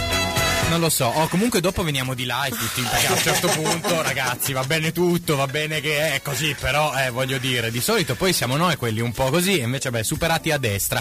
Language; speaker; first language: Italian; native; Italian